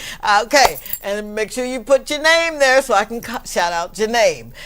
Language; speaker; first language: English; native; English